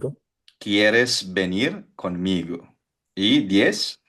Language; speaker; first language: Spanish; non-native, fluent; Filipino